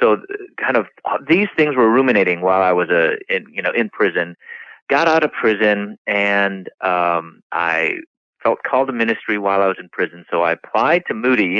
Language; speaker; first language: English; native; English